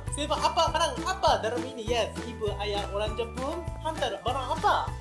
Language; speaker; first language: Malay; non-native, learner; Japanese